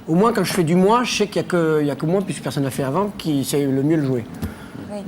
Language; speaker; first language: French; native; French